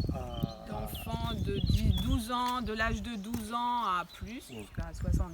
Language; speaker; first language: French; native; French